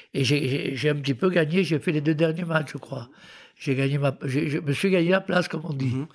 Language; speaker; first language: French; native; French